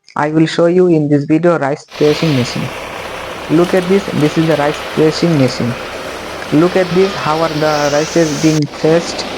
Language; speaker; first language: English; non-native, local second language; Bangla